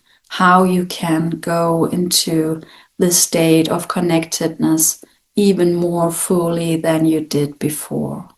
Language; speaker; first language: English; non-native, fluent; German